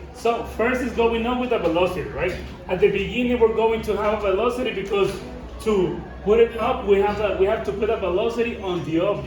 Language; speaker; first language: English; non-native, fluent; Spanish